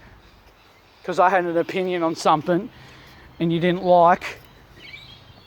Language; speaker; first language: English; native; English